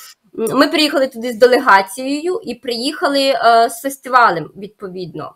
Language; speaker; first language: Ukrainian; native; Ukrainian